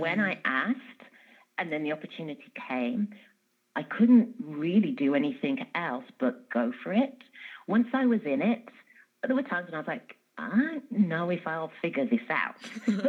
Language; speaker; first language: English; native; English